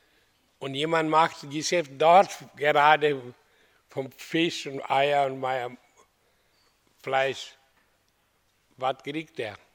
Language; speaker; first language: German; non-native, learner; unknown